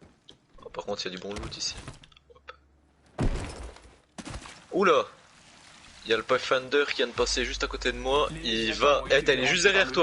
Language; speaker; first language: French; native; French